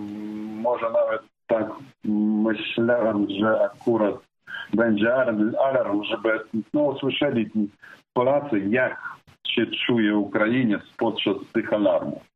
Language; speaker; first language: Polish; non-native, fluent; Ukrainian